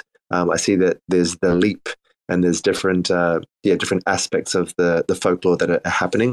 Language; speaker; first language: English; native; English